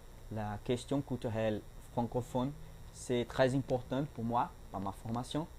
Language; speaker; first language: French; non-native, learner; Portuguese